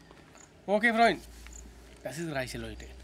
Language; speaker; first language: German; non-native, learner; Sinhala